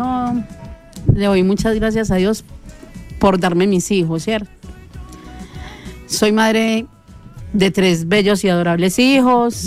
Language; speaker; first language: Spanish; native; Spanish